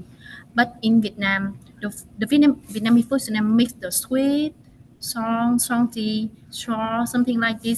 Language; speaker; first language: English; non-native, learner; Vietnamese